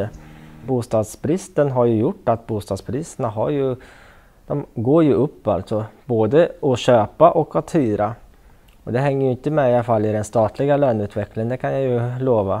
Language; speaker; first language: Swedish; native; Swedish